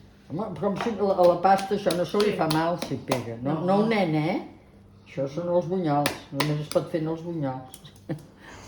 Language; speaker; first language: Catalan; native; Catalan